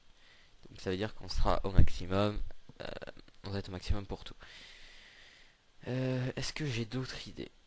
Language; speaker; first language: French; native; French